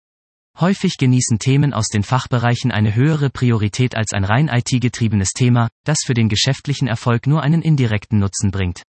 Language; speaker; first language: German; native; German